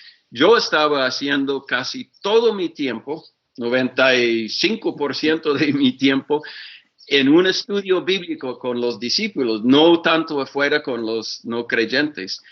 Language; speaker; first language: Spanish; non-native, fluent; English